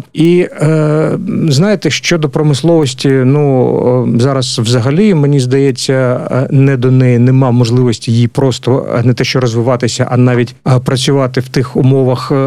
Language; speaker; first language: Ukrainian; native; Ukrainian